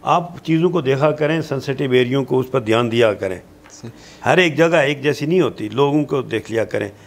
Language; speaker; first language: Urdu; non-native, local second language; Pahari-Potwari